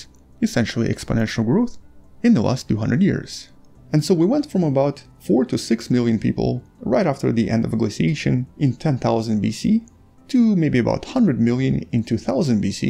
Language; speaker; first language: English; non-native, fluent; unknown